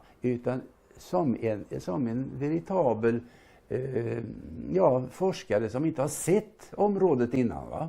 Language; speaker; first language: Swedish; native; Swedish